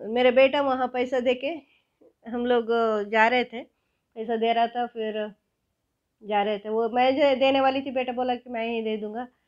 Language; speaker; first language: Hindi; non-native, local second language; Kannada